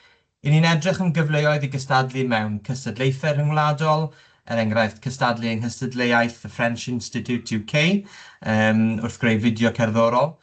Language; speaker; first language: Welsh; native; Welsh